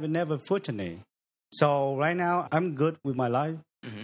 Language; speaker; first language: English; non-native, learner; Vietnamese